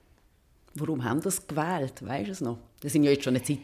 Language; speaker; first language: German; native; German